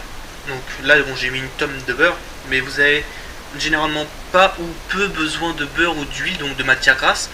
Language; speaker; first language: French; native; French